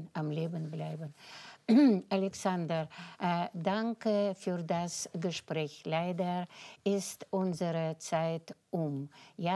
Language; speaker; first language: German; non-native, fluent; Russian